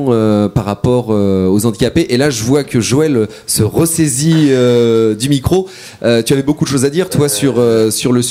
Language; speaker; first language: French; native; French